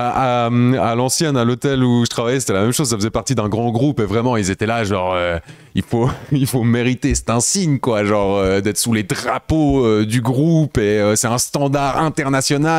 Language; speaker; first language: French; native; French